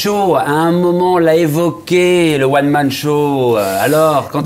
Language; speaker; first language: French; native; French